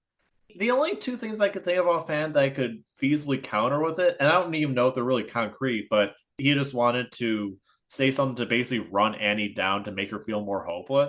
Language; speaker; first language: English; native; English